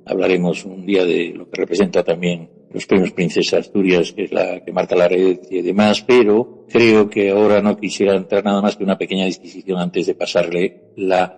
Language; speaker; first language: Spanish; native; Spanish